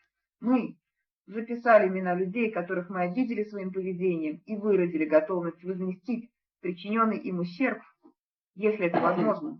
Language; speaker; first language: Russian; native; Russian